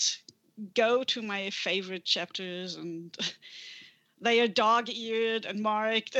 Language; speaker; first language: English; non-native, fluent; German